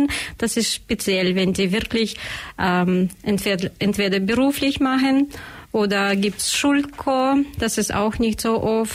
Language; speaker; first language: German; non-native, learner; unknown